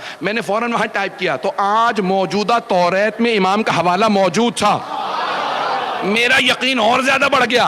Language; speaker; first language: Urdu; native; Urdu